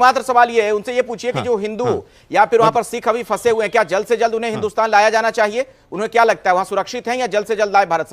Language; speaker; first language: Hindi; native; Hindi